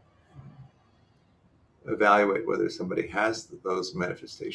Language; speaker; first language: English; native; English